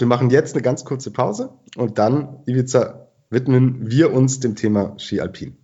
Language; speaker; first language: German; native; German